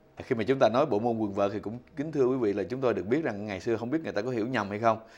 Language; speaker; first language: Vietnamese; native; Vietnamese